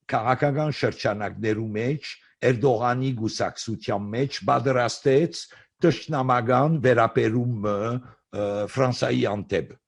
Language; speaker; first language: Armenian; early bilingual, heritage; Armenian